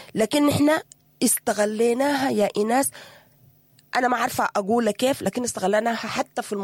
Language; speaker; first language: Arabic; native; Arabic